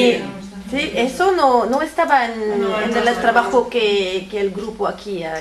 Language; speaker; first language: Spanish; non-native, fluent; French